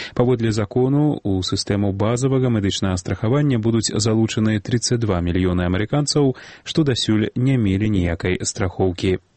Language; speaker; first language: Belarusian; native; Belarusian